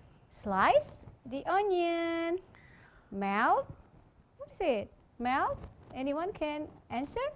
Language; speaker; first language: English; non-native, fluent; Indonesian